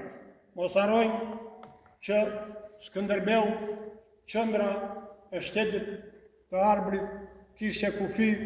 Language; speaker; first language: Albanian; native; Albanian